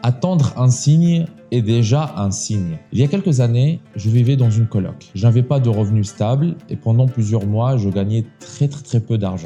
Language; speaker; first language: French; native; French